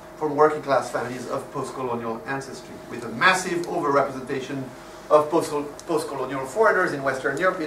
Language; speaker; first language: English; non-native, fluent; French